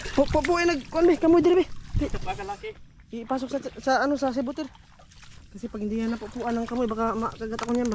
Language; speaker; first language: Filipino; native; Filipino